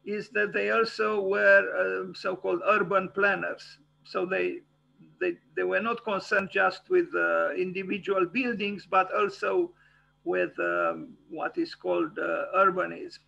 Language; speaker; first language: English; non-native, fluent; Romanian